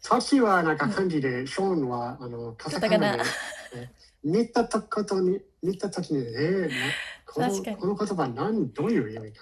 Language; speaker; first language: Japanese; non-native, learner; English